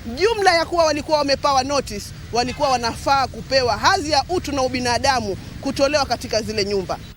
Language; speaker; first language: Swahili; native; Swahili